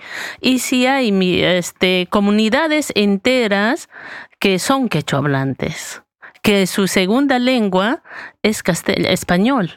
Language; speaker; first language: Spanish; native; Spanish